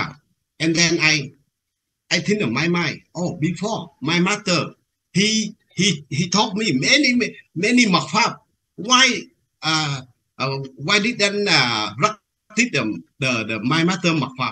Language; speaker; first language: English; non-native, learner; Vietnamese